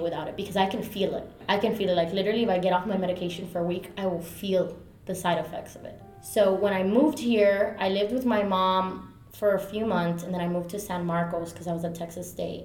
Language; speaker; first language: English; early bilingual, other home language; Spanish